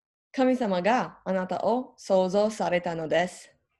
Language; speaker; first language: Japanese; non-native, fluent; English